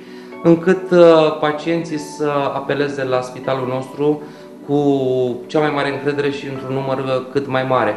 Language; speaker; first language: Romanian; native; Romanian